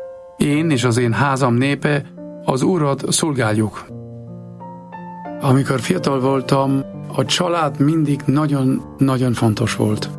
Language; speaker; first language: Hungarian; non-native, learner; German